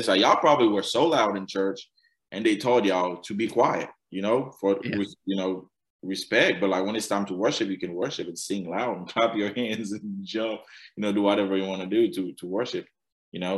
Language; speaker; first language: English; non-native, fluent; Haitian Creole